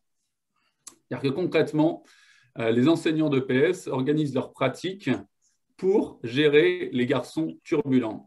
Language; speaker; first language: French; native; French